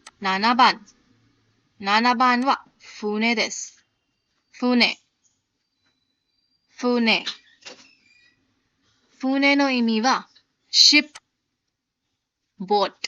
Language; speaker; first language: Japanese; non-native, fluent; Hindi